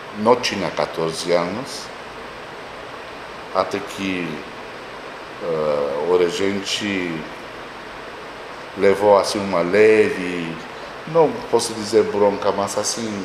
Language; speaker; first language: Portuguese; non-native, fluent; Romanian